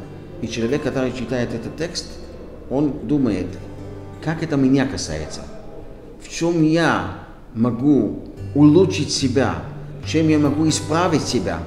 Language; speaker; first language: Russian; non-native, fluent; Hebrew